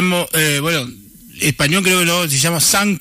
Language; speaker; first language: Spanish; non-native, learner; Chinese